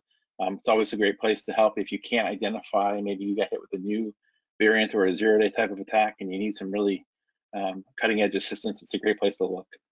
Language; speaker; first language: English; native; English